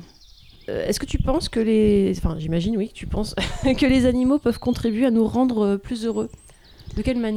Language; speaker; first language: French; native; French